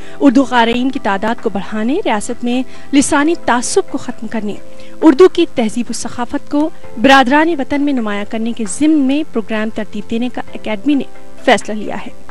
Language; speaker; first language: Urdu; native; Urdu